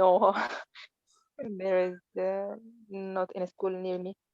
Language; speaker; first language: English; non-native, learner; Arabic